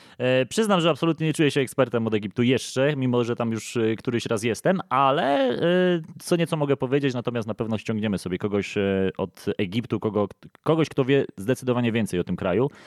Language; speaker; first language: Polish; native; Polish